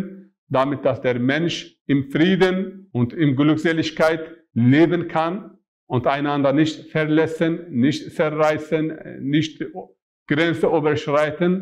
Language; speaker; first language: German; non-native, fluent; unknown